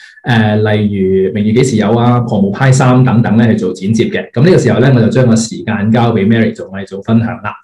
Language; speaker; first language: Chinese; native; Chinese